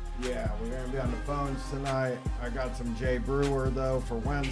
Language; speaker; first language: English; native; English